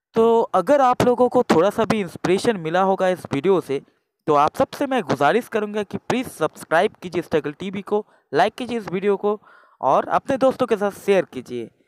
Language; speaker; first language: Hindi; non-native, local second language; Bangla